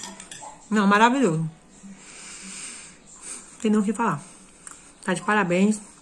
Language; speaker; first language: Portuguese; native; Portuguese